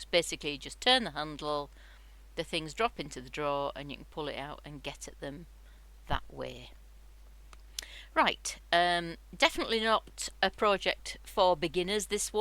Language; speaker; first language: English; native; English